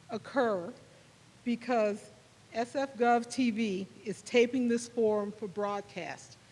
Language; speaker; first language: English; native; English